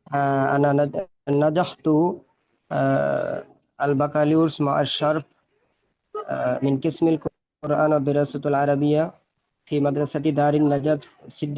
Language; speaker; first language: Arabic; non-native, learner; Bangla